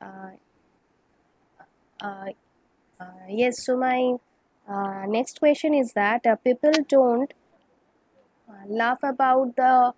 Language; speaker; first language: English; non-native, local second language; Bangla